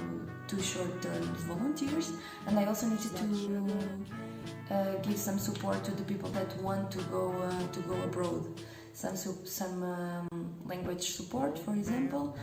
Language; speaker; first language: English; non-native, fluent; Portuguese